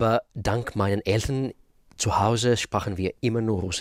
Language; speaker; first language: German; non-native, fluent; Russian